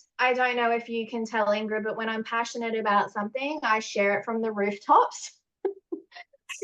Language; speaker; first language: English; native; English